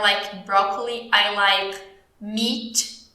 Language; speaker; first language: English; non-native, fluent; Portuguese